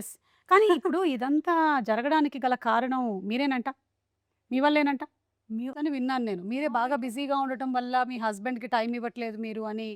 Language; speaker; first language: Telugu; native; Telugu